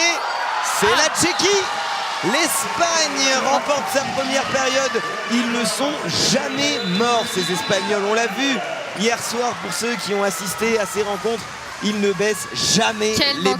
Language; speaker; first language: French; native; French